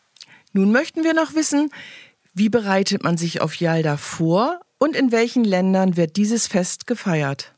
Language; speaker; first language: German; native; German